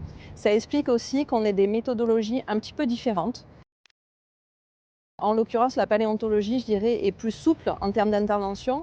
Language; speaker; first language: French; native; French